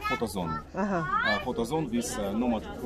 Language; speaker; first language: English; non-native, learner; Russian